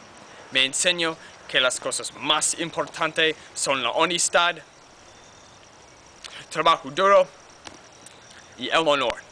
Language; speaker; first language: Spanish; non-native, learner; English